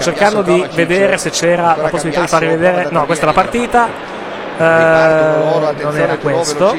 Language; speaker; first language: Italian; native; Italian